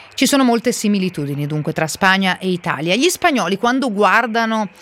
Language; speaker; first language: Italian; native; Italian